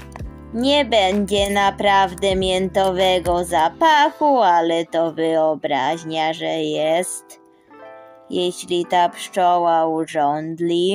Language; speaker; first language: Polish; early bilingual, heritage; Polish